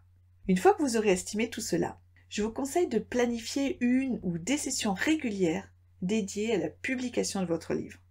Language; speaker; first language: French; native; French